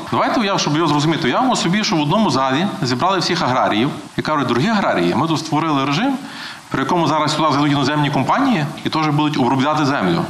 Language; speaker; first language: Ukrainian; native; Ukrainian